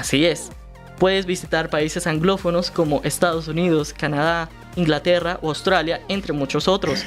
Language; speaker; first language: Spanish; native; Spanish